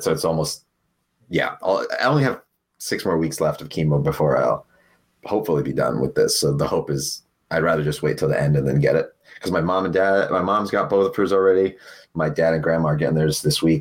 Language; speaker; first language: English; early bilingual, other home language; Spanish